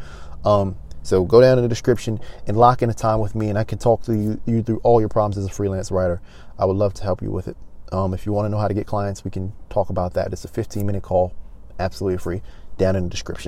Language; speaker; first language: English; native; English